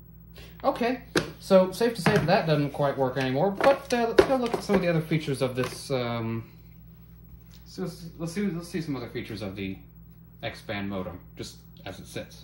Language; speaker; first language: English; native; English